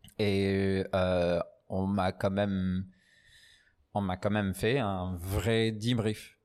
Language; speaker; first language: French; non-native, fluent; English